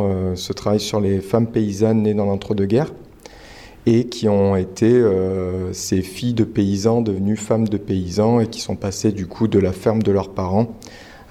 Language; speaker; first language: French; native; French